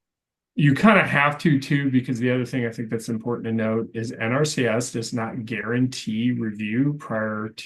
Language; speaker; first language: English; native; English